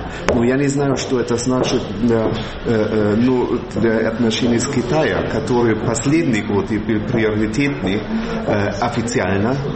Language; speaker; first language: Russian; non-native, fluent; German